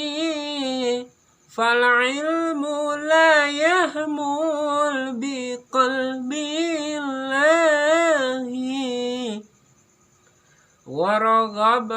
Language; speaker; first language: Arabic; non-native, learner; Indonesian